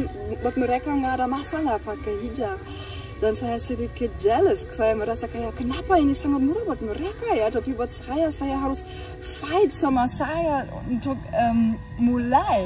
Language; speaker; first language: Indonesian; non-native, fluent; German